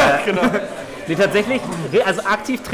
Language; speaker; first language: German; native; German